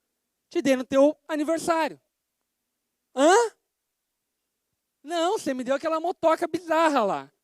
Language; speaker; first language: Portuguese; native; Portuguese